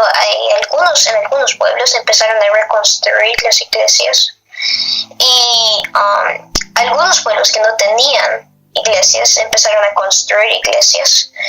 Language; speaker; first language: Spanish; non-native, fluent; English